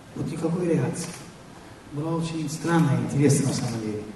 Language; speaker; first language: Russian; non-native, fluent; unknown